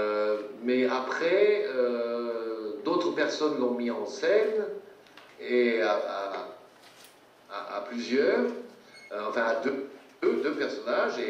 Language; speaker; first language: French; native; French